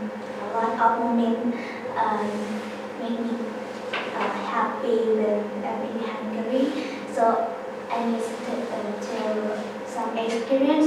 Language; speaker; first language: English; non-native, learner; Lao